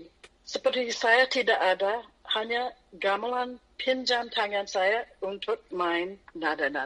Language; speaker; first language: Indonesian; non-native, fluent; English